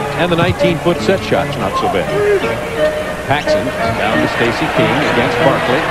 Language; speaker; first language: English; native; English